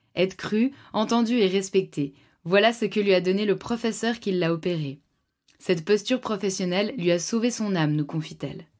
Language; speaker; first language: French; native; French